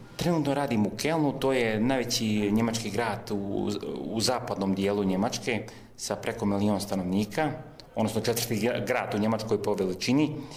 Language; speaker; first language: Croatian; early bilingual, heritage; Serbian